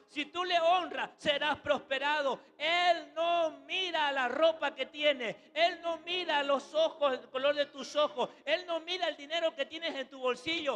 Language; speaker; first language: Spanish; native; Spanish